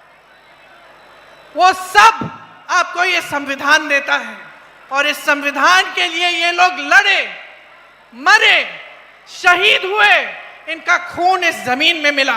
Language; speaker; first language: Hindi; native; Hindi